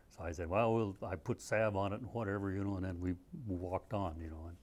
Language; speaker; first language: English; native; English